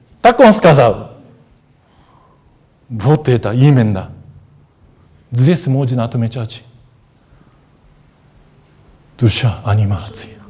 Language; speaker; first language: Russian; non-native, fluent; Japanese